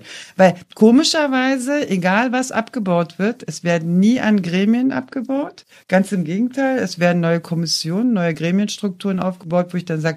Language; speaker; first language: German; native; German